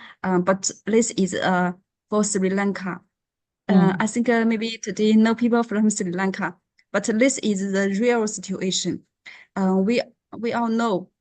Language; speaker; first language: English; non-native, learner; Chinese